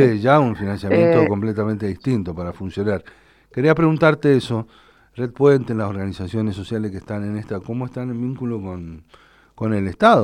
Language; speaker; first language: Spanish; native; Spanish